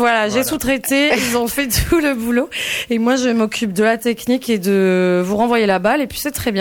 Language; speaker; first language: French; native; French